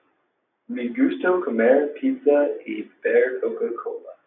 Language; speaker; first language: Spanish; non-native, learner; English